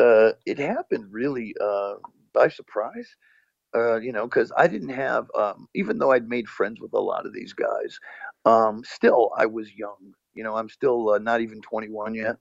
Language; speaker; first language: English; early bilingual, other home language; Portuguese